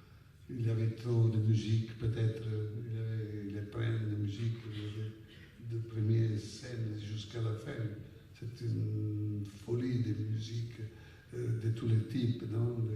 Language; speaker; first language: French; non-native, fluent; Italian